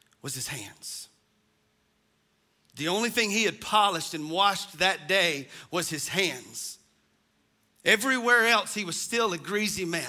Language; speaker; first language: English; native; English